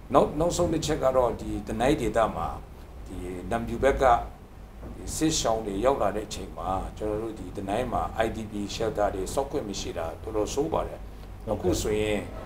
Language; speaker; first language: Burmese; non-native, local second language; Kachin